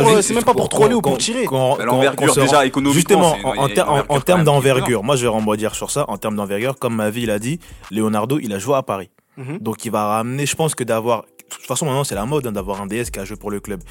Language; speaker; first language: French; native; French